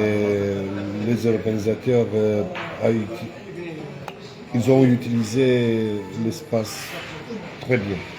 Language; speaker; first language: French; non-native, learner; Romanian